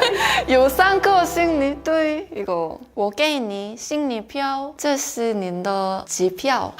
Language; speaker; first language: Chinese; non-native, learner; Korean